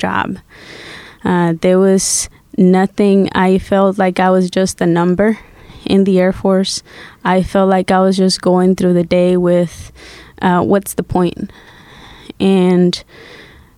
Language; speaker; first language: English; non-native, fluent; Spanish